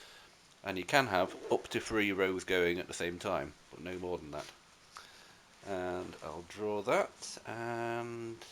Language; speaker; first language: English; native; English